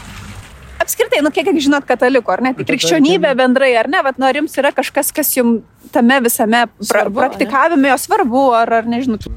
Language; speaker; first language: Lithuanian; native; Lithuanian